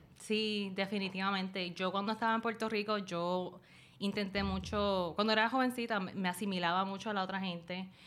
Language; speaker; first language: Spanish; early bilingual, other home language; Chinese